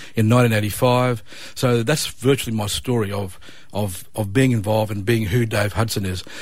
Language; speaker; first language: English; native; English